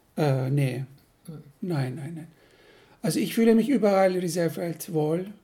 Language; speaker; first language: German; non-native, fluent; Turkish